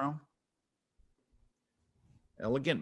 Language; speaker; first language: English; native; English